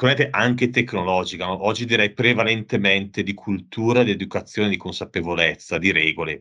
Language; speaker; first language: Italian; native; Italian